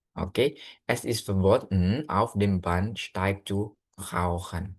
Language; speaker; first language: German; non-native, fluent; Indonesian